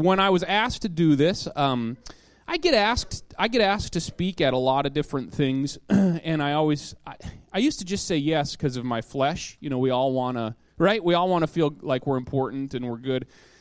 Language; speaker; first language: English; native; English